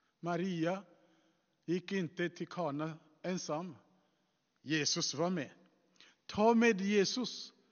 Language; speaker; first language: Swedish; non-native, fluent; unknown